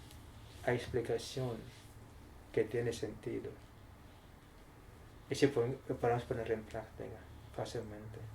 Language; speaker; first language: Spanish; non-native, learner; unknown